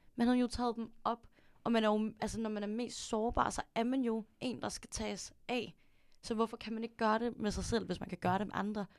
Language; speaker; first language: Danish; early bilingual, other home language; Filipino